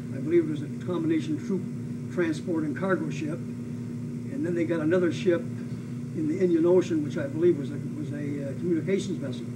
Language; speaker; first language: English; native; English